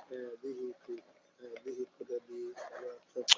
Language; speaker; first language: Arabic; non-native, learner; English